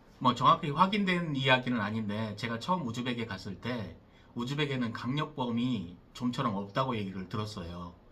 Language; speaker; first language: Korean; native; Korean